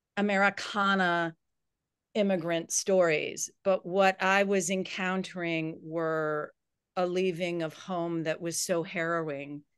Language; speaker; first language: English; native; English